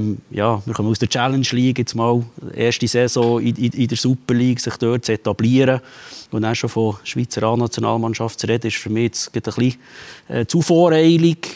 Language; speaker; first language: German; native; German